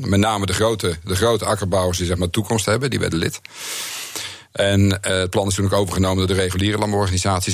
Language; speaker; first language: Dutch; native; Dutch